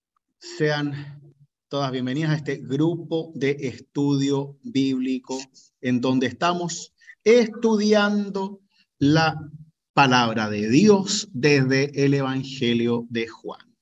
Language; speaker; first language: Spanish; native; Spanish